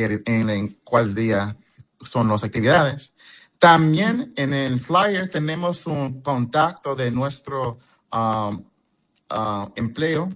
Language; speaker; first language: Spanish; non-native, fluent; English